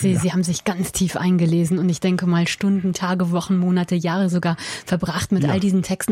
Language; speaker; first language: German; native; German